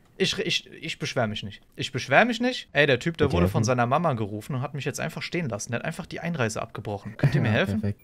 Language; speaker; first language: German; native; German